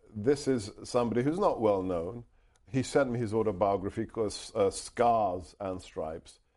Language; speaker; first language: English; non-native, local second language; Hungarian